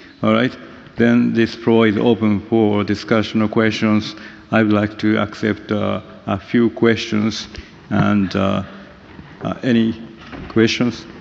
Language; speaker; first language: English; non-native, fluent; Japanese